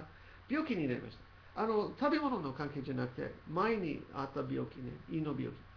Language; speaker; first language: Japanese; non-native, learner; English